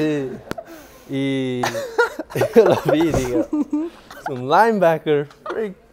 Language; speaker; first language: Spanish; non-native, learner; English